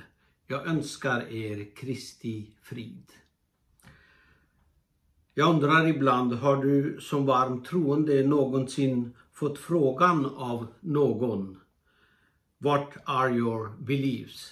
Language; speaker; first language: Swedish; non-native, fluent; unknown